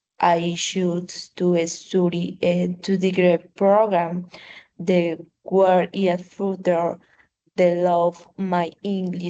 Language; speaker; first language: English; non-native, learner; Spanish